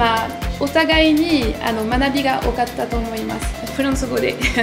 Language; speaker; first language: Japanese; non-native, fluent; French